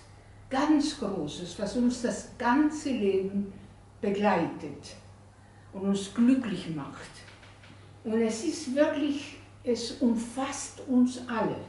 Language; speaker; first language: German; non-native, fluent; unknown